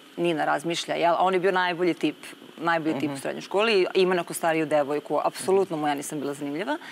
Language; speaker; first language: Serbian; native; Serbian